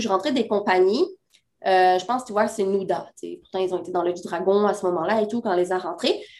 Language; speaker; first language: French; native; French